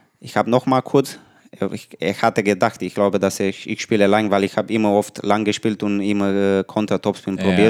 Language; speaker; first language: German; non-native, learner; Romanian